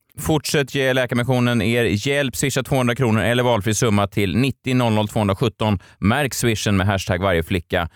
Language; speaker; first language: Swedish; native; Swedish